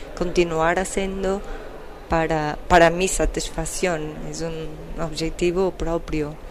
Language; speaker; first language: Spanish; non-native, fluent; Portuguese